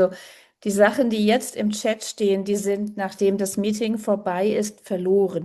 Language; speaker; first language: German; native; German